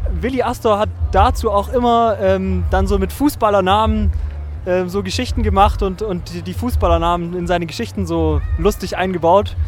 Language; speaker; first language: German; native; German